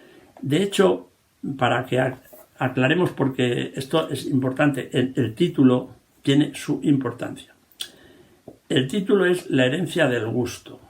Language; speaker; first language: Spanish; native; Spanish